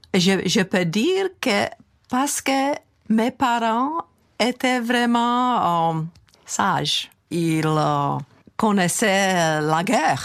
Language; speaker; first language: French; non-native, fluent; Czech